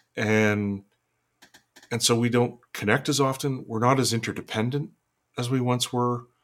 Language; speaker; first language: English; native; English